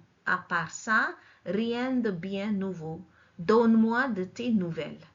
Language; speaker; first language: French; non-native, fluent; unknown